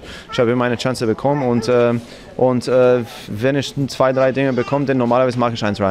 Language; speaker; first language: German; non-native, fluent; English